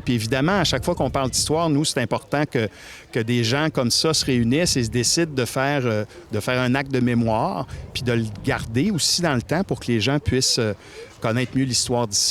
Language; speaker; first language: French; native; French